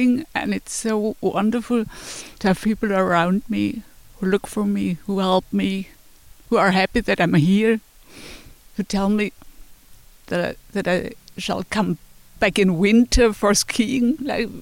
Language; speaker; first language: English; non-native, fluent; German